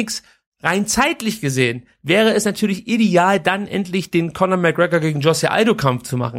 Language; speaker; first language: German; native; German